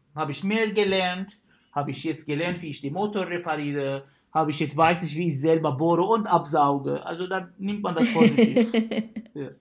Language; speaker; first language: German; non-native, fluent; Arabic